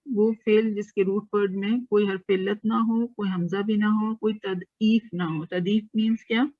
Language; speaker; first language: Urdu; native; Urdu